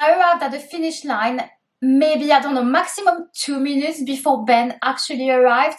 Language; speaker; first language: English; native; English